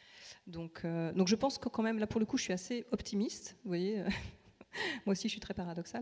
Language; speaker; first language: French; native; French